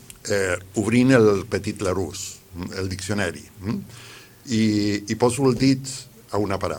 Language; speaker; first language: Catalan; non-native, fluent; Spanish